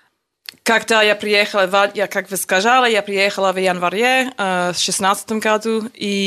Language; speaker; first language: Russian; non-native, learner; English